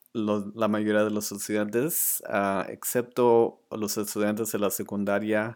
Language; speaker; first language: Spanish; early bilingual, other home language; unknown